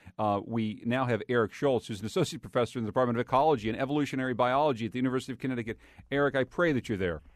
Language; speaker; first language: English; native; English